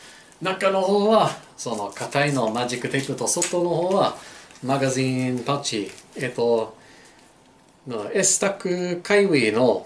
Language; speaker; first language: Japanese; non-native, learner; English